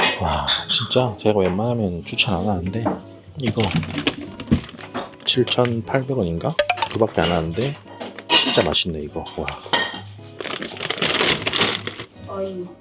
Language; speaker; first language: Korean; native; Korean